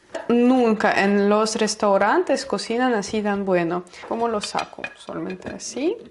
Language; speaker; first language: Spanish; non-native, learner; Russian